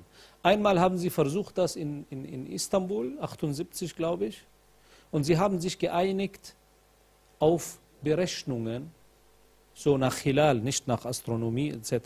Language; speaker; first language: German; non-native, fluent; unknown